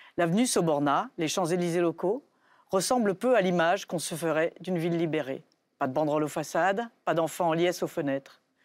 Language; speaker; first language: French; native; French